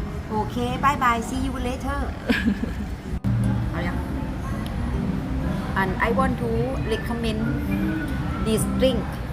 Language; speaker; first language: English; non-native, learner; Thai